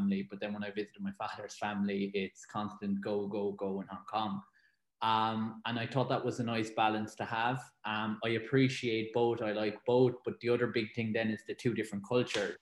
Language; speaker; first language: English; native; English